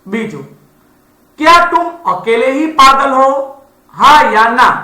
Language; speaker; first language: Hindi; non-native, local second language; Gujarati